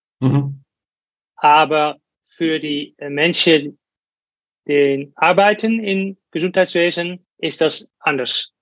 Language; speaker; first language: German; non-native, learner; Dutch